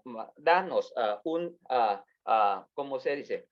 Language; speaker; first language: Spanish; non-native, learner; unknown